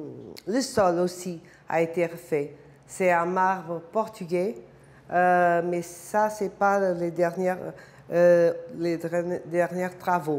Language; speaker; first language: French; non-native, fluent; Portuguese